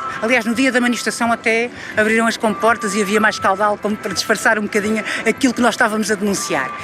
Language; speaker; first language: Portuguese; native; Portuguese